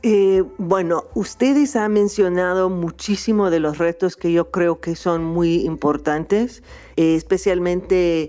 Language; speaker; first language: Spanish; non-native, fluent; English